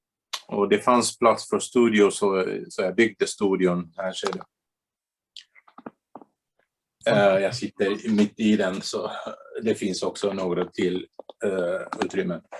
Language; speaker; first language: Swedish; non-native, fluent; Bulgarian